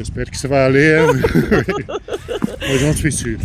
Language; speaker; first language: French; non-native, local second language; Dutch